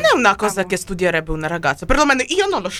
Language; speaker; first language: Italian; native; Italian